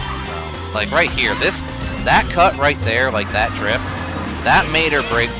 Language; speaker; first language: English; native; English